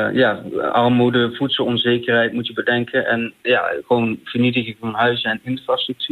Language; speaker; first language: Dutch; native; Dutch